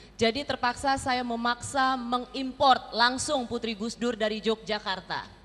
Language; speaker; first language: Indonesian; native; Indonesian